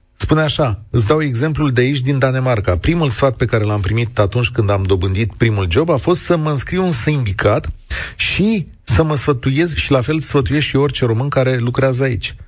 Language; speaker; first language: Romanian; native; Romanian